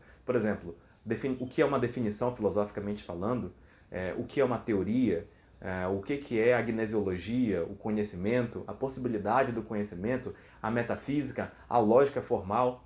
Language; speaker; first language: Portuguese; native; Portuguese